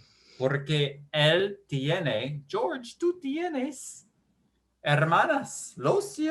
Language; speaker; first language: Spanish; non-native, learner; English